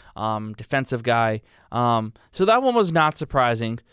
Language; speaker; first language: English; native; English